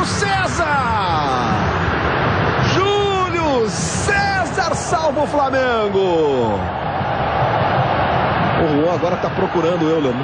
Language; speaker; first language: Portuguese; native; Portuguese